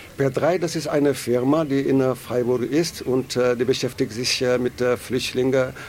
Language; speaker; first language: German; non-native, fluent; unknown